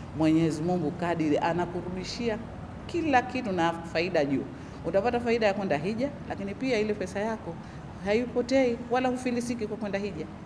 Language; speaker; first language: Swahili; native; Swahili